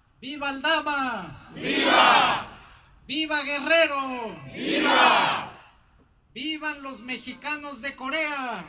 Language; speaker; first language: Spanish; native; Spanish